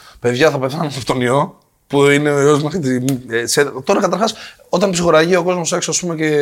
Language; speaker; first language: Greek; native; Greek